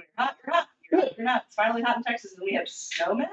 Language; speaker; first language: English; native; English